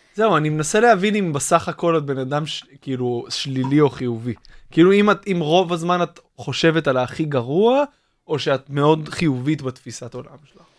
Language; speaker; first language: Hebrew; native; Hebrew